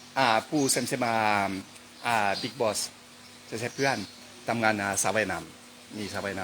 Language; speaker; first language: Thai; non-native, learner; French